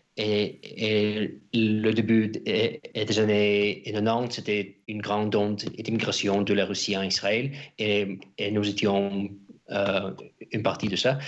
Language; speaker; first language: French; non-native, fluent; Russian